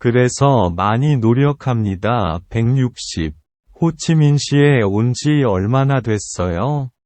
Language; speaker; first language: Korean; non-native, learner; Vietnamese